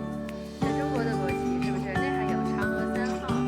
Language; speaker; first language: Chinese; native; Chinese